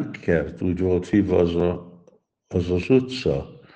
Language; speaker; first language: Hungarian; early bilingual, heritage; Hungarian